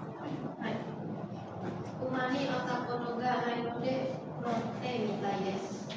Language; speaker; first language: Japanese; non-native, learner; Indonesian